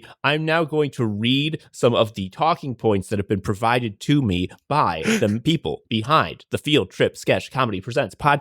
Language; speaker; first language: English; native; English